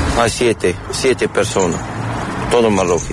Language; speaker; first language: Spanish; non-native, learner; Arabic